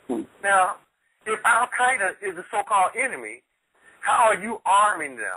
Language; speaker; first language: English; native; English